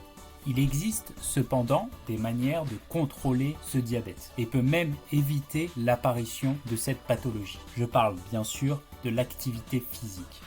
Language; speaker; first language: French; native; French